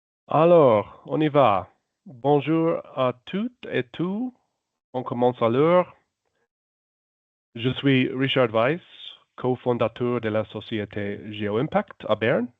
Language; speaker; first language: French; non-native, local second language; German